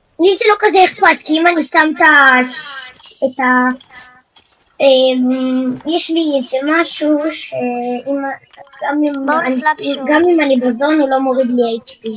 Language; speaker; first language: Hebrew; native; Hebrew